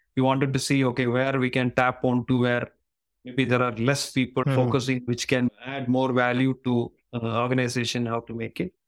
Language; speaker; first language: English; non-native, local second language; Malayalam